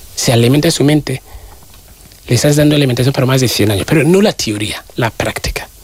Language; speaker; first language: Spanish; non-native, fluent; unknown